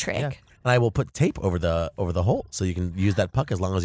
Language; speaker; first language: English; native; English